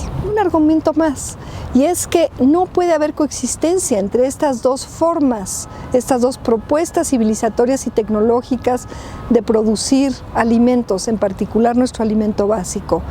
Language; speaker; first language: Spanish; native; Spanish